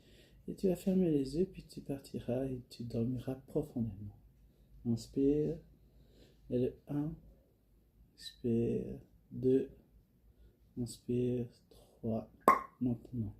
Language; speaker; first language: French; native; French